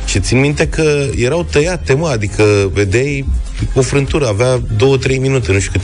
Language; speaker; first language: Romanian; native; Romanian